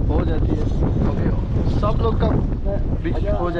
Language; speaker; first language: Hindi; non-native, learner; Bangla